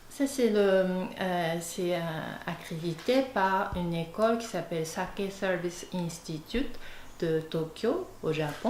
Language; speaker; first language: French; non-native, fluent; Japanese